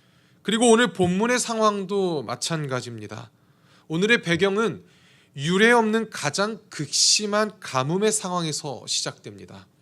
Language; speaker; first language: Korean; native; Korean